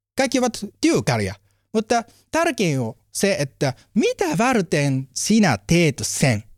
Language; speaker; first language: Finnish; non-native, learner; Japanese